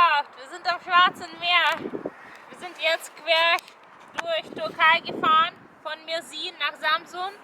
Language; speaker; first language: German; non-native, fluent; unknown